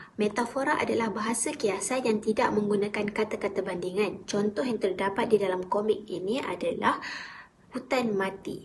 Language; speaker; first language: Malay; native; Malay